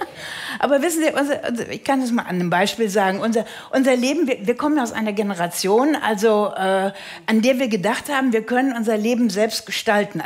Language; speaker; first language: German; native; German